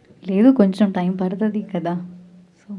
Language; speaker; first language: Telugu; non-native, learner; Malayalam